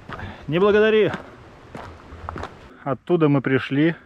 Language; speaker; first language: Russian; native; Russian